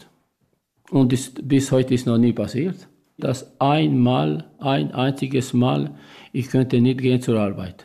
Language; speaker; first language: German; non-native, learner; Albanian